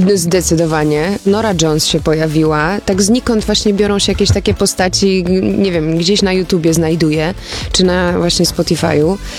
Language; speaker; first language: Polish; early bilingual, heritage; Polish